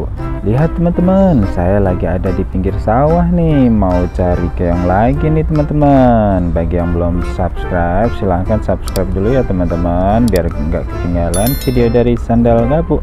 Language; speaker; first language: Indonesian; native; Indonesian